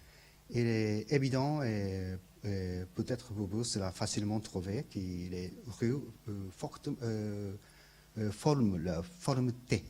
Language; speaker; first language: French; non-native, learner; Japanese